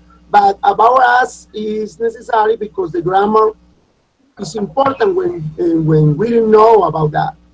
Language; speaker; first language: English; non-native, learner; Spanish